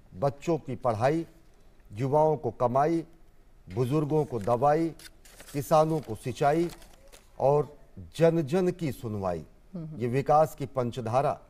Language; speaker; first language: Hindi; native; Hindi